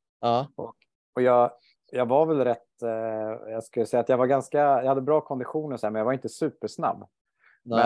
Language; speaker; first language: Swedish; native; Swedish